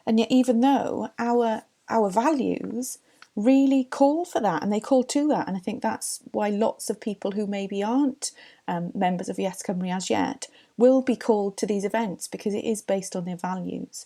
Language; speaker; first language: English; native; English